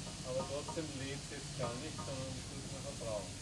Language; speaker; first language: German; native; German